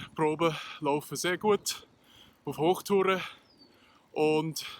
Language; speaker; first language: German; native; German